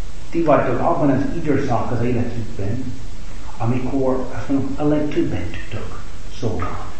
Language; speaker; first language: Hungarian; non-native, fluent; English